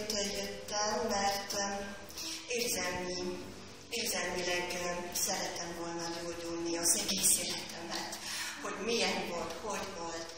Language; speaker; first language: Hungarian; non-native, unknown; French